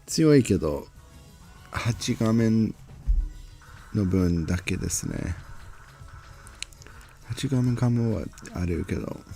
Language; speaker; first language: Japanese; non-native, learner; English